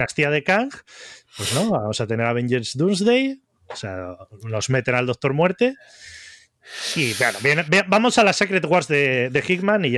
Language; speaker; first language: Spanish; native; Spanish